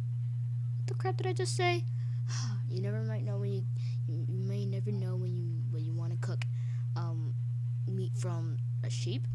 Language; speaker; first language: English; native; English